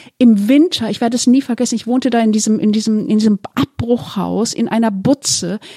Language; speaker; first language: German; early bilingual, other home language; Turkish